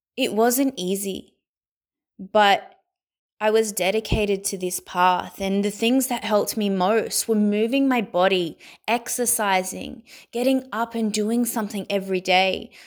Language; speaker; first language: English; native; English